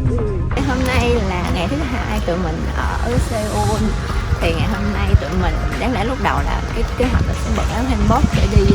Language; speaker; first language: Vietnamese; native; Vietnamese